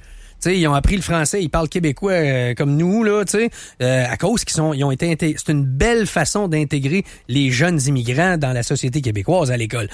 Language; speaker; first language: French; native; French